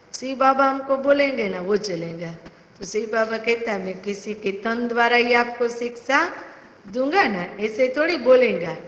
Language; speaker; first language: Hindi; non-native, local second language; Gujarati